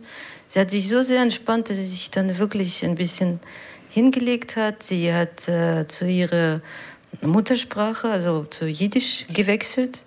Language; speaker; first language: German; non-native, fluent; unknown